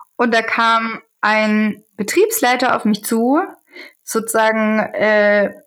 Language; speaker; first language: German; native; German